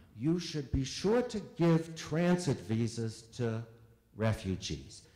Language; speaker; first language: English; native; English